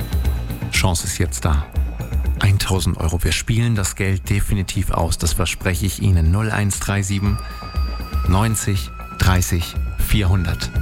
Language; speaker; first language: German; native; German